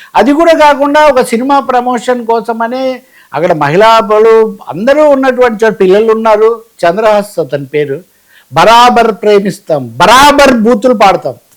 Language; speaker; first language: Telugu; native; Telugu